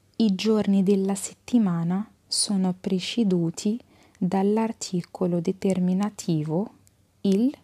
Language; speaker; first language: Italian; non-native, fluent; Arabic